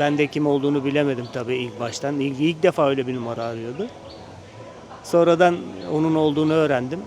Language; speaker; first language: Turkish; native; Turkish